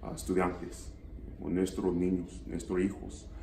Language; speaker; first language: Spanish; non-native, learner; English